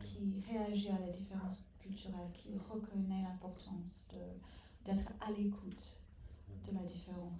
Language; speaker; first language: French; non-native, fluent; English